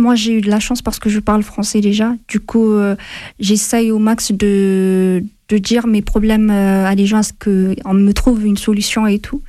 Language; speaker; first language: French; non-native, fluent; Amharic